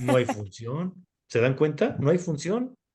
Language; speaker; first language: Spanish; native; Spanish